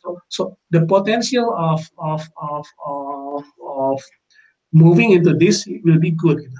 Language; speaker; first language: English; non-native, fluent; Indonesian